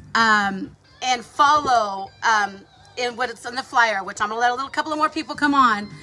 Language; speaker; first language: English; early bilingual, other home language; Spanish